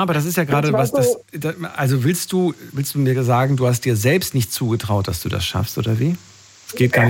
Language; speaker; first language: German; native; German